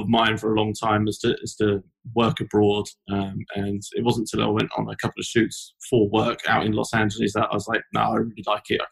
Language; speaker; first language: English; native; English